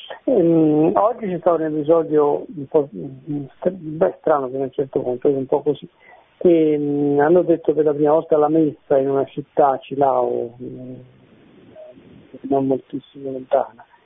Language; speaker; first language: Italian; native; Italian